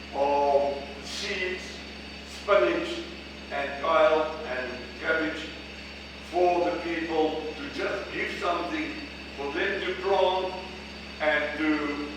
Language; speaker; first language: English; non-native, local second language; Afrikaans